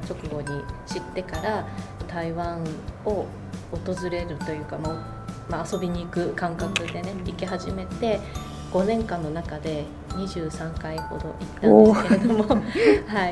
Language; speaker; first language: Japanese; native; Japanese